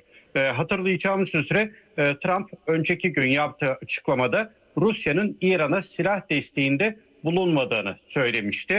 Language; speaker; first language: Turkish; native; Turkish